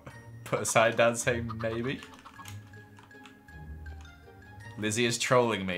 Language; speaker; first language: English; native; English